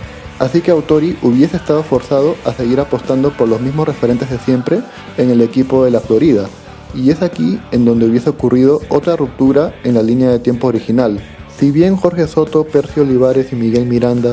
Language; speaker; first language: Spanish; native; Spanish